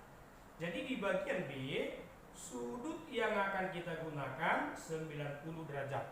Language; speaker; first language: Indonesian; native; Indonesian